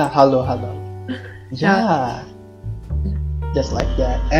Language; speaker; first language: English; non-native, learner; Indonesian